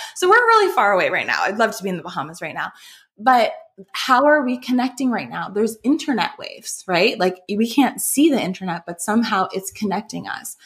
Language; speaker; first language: English; native; English